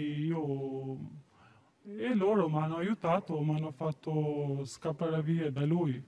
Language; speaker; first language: Italian; non-native, learner; Albanian